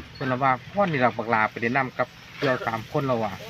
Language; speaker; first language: Thai; non-native, local second language; Northeastern Thai